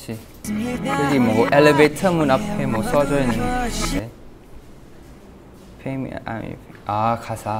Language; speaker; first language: Korean; non-native, fluent; Thai